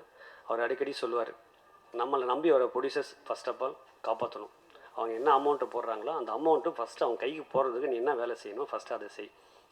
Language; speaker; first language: Tamil; native; Tamil